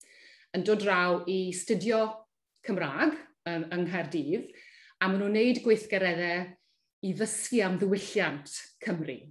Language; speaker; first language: Welsh; native; Welsh